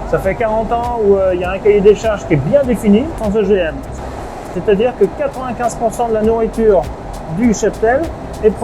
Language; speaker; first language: French; native; French